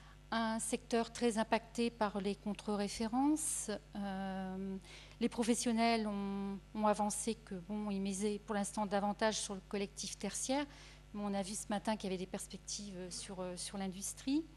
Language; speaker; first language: French; native; French